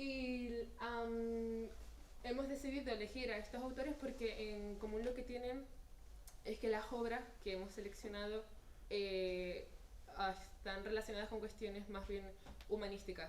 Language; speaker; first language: Spanish; native; Spanish